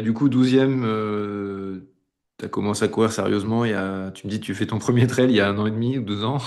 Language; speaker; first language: French; native; French